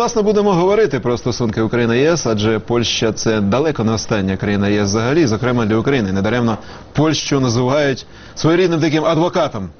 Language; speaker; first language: Ukrainian; native; Ukrainian